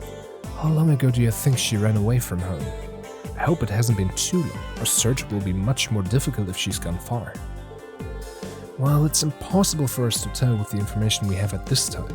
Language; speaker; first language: English; non-native, fluent; German